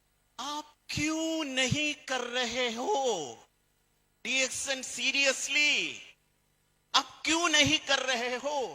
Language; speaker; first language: Hindi; non-native, local second language; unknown